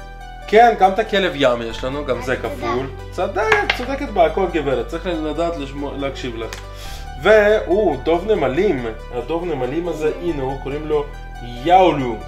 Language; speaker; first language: Hebrew; native; Hebrew